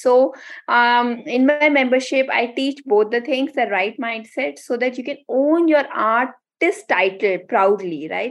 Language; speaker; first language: English; non-native, local second language; Hindi